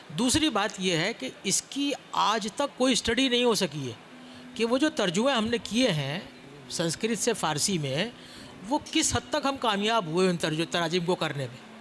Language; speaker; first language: Urdu; native; Urdu